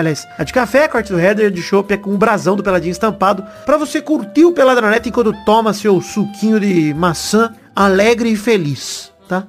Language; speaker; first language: Portuguese; native; Portuguese